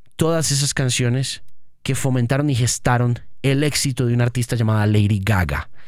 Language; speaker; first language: Spanish; native; Spanish